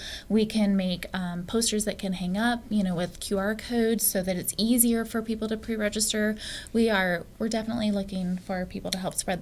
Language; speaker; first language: English; native; English